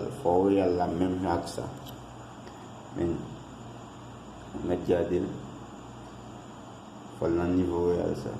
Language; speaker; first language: French; non-native, learner; Haitian Creole